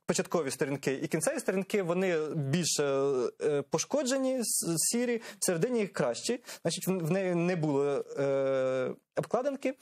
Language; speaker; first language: Ukrainian; native; Ukrainian